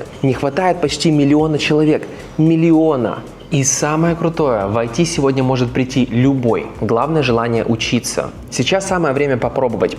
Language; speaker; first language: Russian; native; Russian